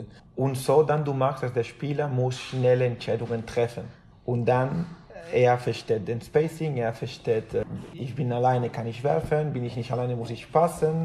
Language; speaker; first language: German; non-native, fluent; Spanish